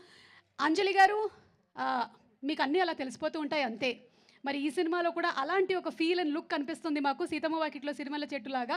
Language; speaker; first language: Telugu; native; Telugu